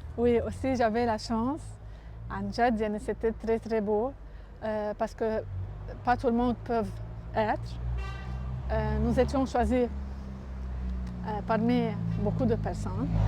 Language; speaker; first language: French; non-native, local second language; Arabic